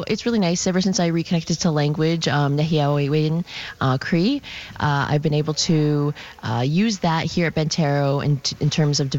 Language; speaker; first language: English; native; English